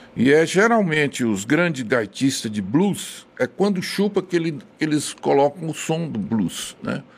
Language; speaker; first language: Portuguese; native; Portuguese